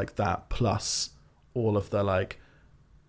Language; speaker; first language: English; native; English